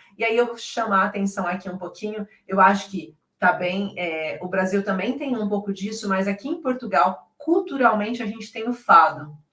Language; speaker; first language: Portuguese; native; Portuguese